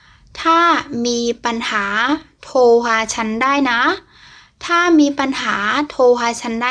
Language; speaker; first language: Thai; non-native, fluent; Burmese